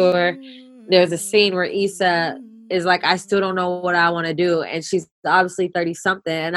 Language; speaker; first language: English; native; English